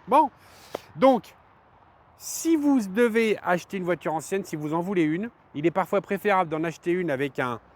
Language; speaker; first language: French; native; French